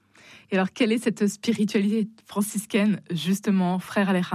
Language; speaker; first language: French; native; French